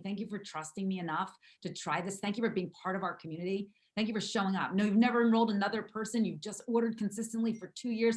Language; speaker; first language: English; native; English